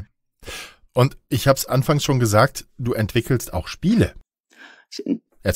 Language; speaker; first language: German; native; German